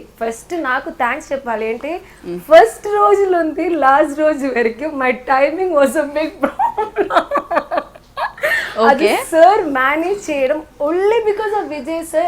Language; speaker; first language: Telugu; non-native, learner; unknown